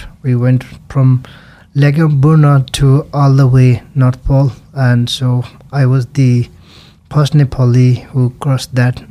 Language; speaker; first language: English; non-native, local second language; Nepali